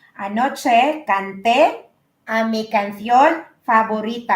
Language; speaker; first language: Spanish; non-native, learner; Filipino